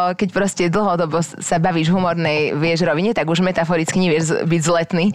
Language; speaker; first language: Slovak; native; Slovak